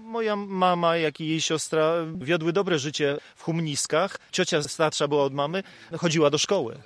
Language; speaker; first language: Polish; native; Polish